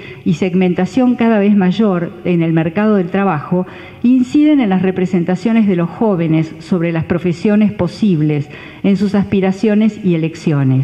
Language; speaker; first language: Spanish; native; Spanish